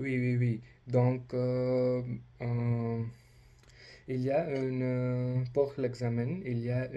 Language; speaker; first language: French; non-native, learner; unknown